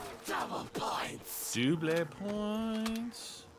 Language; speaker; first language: English; native; English